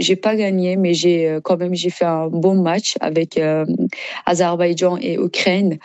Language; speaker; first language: French; non-native, learner; Persian